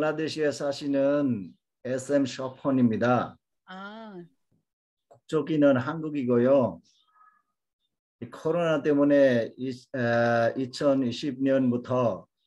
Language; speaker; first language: Korean; non-native, fluent; Bangla